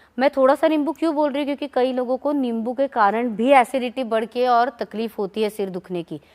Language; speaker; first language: Hindi; non-native, local second language; Marathi